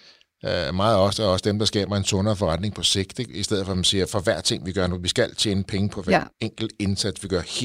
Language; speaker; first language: Danish; native; Danish